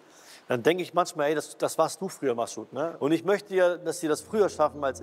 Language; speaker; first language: German; early bilingual, other home language; Urdu